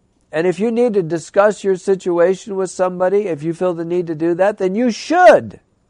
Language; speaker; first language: English; native; English